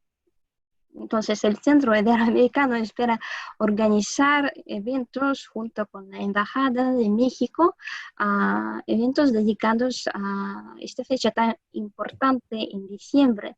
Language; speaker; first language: Spanish; non-native, fluent; Russian